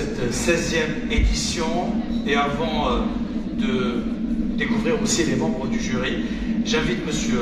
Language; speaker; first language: French; non-native, local second language; Arabic